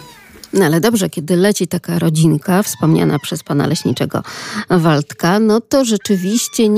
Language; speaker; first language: Polish; native; Polish